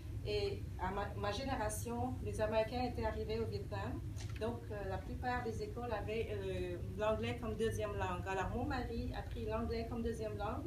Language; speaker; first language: French; early bilingual, other home language; Vietnamese